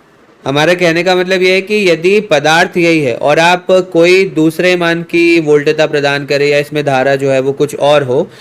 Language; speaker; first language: Hindi; native; Hindi